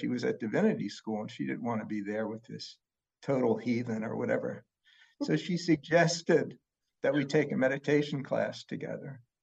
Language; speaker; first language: English; native; English